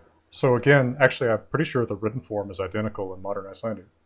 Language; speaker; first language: English; native; English